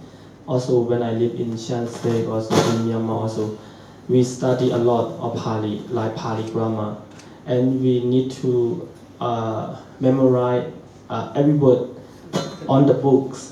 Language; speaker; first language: English; non-native, learner; Shan